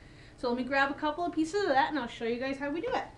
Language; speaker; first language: English; native; English